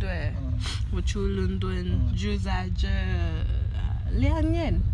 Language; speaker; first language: Chinese; non-native, learner; English